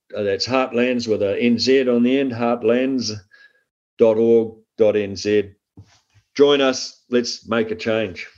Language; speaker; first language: English; native; English